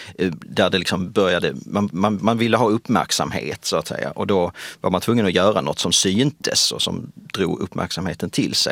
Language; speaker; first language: Swedish; native; Swedish